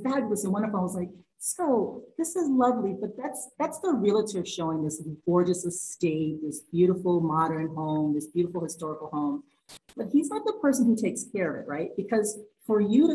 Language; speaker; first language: English; native; English